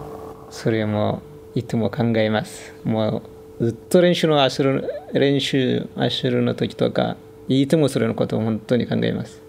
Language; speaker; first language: Japanese; non-native, learner; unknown